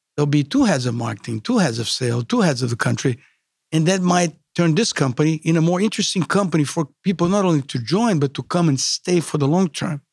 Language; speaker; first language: English; non-native, fluent; Portuguese